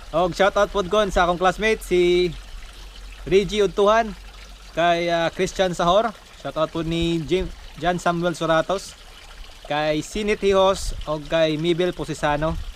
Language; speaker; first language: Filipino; non-native, local second language; Cebuano